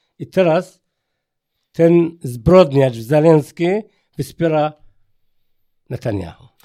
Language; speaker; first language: Polish; non-native, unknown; Arabic